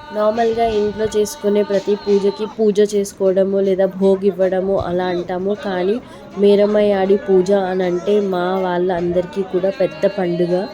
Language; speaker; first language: Telugu; non-native, local second language; Lambadi